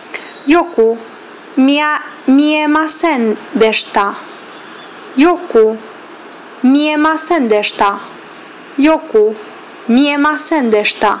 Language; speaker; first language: Japanese; non-native, learner; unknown